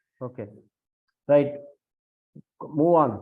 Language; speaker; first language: English; non-native, local second language; Kannada